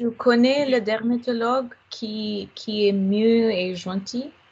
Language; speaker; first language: French; non-native, learner; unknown